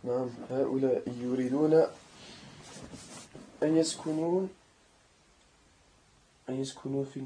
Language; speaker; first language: Arabic; non-native, learner; French